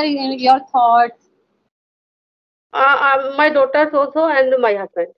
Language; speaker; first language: English; non-native, learner; Hindi